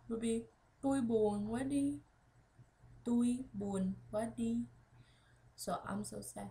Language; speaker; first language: Vietnamese; early bilingual, heritage; Vietnamese